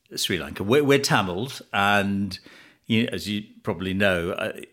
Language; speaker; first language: English; early bilingual, other home language; Tamil